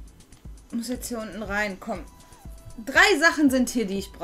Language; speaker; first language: German; native; German